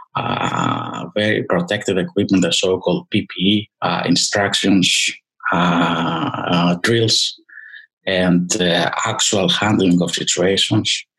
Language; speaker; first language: English; non-native, fluent; Greek